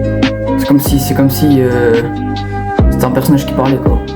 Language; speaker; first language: French; native; French